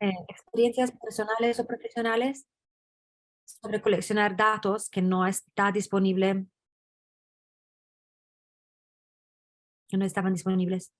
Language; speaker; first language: Spanish; non-native, fluent; English